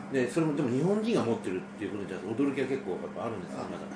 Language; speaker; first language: Japanese; native; Japanese